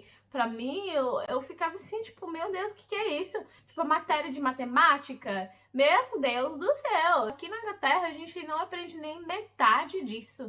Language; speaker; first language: Portuguese; early bilingual, heritage; English